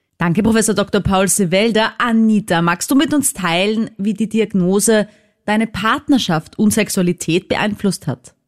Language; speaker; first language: German; native; German